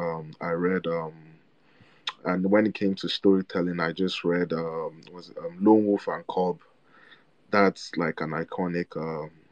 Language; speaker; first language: English; non-native, local second language; Igbo